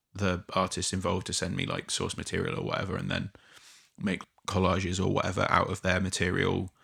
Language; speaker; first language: English; native; English